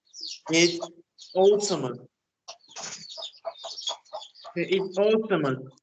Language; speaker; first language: English; non-native, learner; Turkish